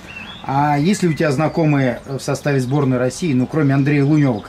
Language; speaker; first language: Russian; native; Russian